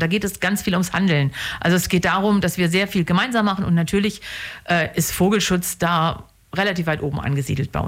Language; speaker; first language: German; native; German